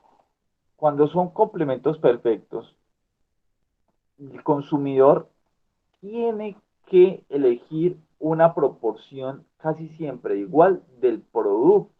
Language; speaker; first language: Spanish; native; Spanish